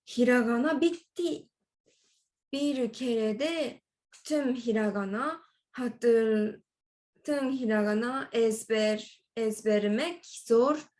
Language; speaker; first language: Turkish; non-native, learner; Japanese